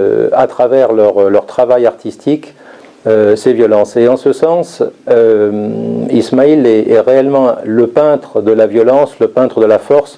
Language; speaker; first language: French; native; French